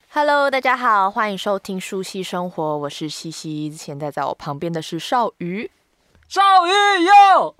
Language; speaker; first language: Chinese; native; Chinese